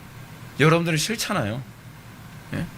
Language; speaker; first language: Korean; native; Korean